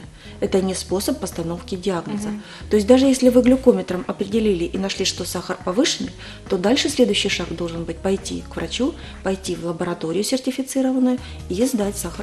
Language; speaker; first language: Russian; native; Russian